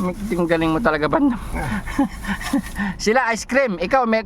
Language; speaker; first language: Filipino; native; Filipino